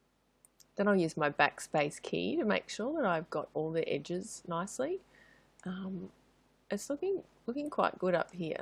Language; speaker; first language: English; native; English